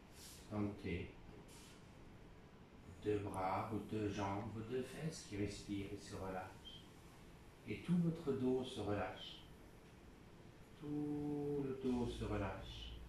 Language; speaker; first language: French; native; French